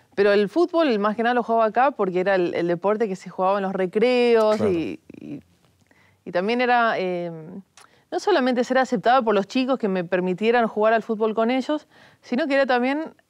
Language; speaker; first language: Spanish; native; Spanish